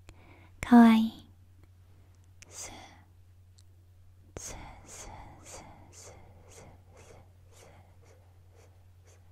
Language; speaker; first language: Japanese; non-native, learner; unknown